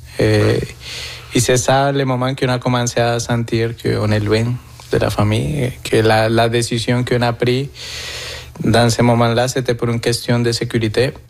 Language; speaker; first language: French; non-native, fluent; Spanish